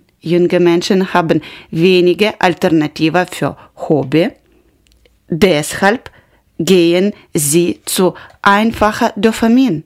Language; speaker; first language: German; non-native, learner; Ukrainian